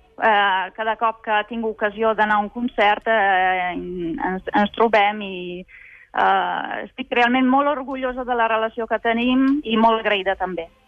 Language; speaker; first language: Catalan; non-native, fluent; Italian